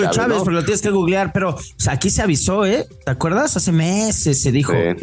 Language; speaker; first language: Spanish; native; Spanish